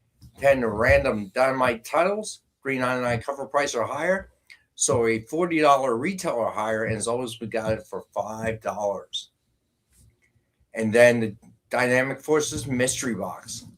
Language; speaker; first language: English; native; English